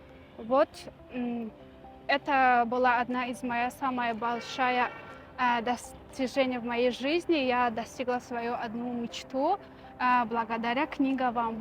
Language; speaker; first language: Russian; non-native, learner; Tajik